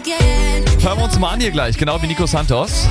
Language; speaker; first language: German; native; German